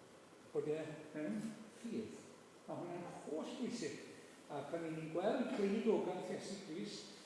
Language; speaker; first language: Welsh; native; Welsh